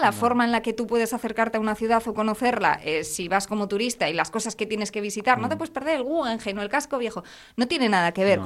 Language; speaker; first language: Spanish; native; Spanish